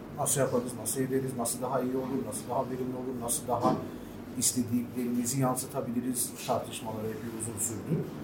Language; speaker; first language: Turkish; non-native, local second language; Armenian